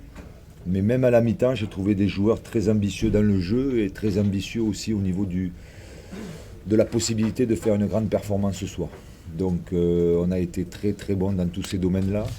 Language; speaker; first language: French; native; French